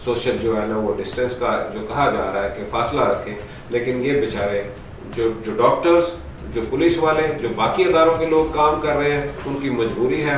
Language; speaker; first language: Urdu; native; Urdu